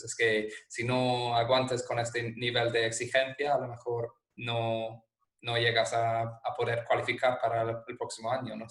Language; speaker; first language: Spanish; non-native, fluent; English